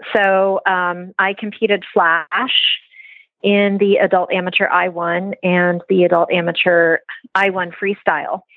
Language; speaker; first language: English; native; English